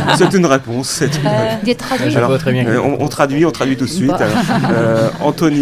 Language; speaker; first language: French; native; French